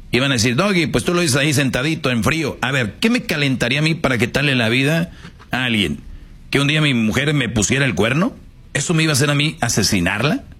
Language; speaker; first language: Spanish; native; Spanish